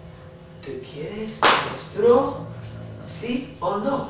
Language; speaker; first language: Spanish; non-native, learner; English